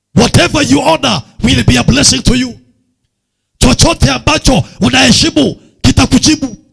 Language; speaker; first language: English; non-native, local second language; Swahili